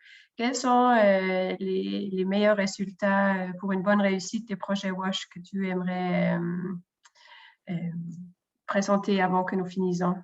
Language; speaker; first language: French; non-native, fluent; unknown